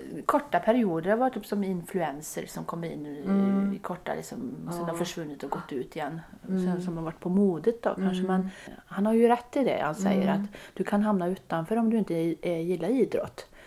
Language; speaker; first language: Swedish; native; Swedish